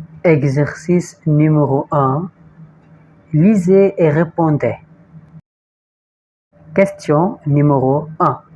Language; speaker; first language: French; non-native, fluent; Arabic